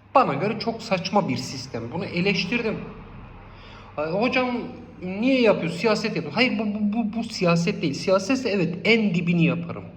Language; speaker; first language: Turkish; non-native, local second language; Kurdish